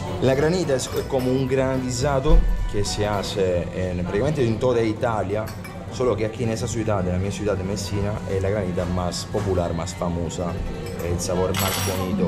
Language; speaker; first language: Spanish; non-native, fluent; Italian